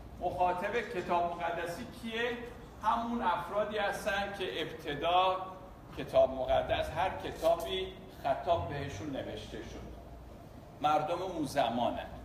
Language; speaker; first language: Persian; non-native, local second language; Armenian